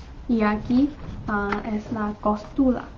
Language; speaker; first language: Spanish; non-native, learner; Chinese